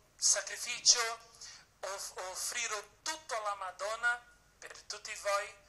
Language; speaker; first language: Italian; non-native, learner; Portuguese